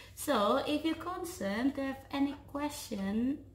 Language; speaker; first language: English; non-native, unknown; Javanese